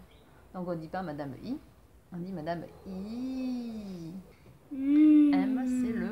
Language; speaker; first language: French; native; French